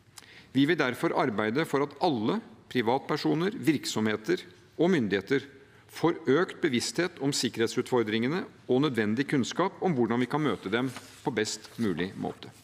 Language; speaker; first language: Norwegian; native; Norwegian